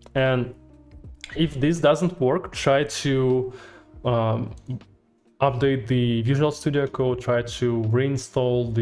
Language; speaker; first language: English; non-native, fluent; Russian